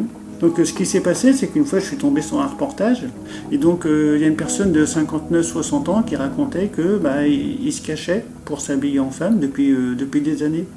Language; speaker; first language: French; native; French